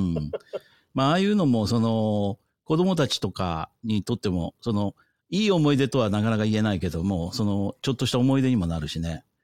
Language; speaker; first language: Japanese; native; Japanese